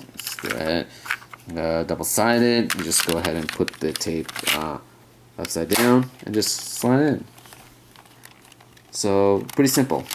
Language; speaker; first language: English; native; English